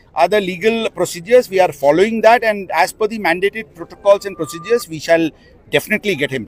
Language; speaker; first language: English; non-native, local second language; Marathi